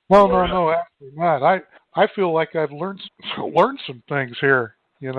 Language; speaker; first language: English; native; English